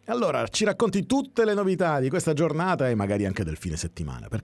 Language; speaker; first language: Italian; native; Italian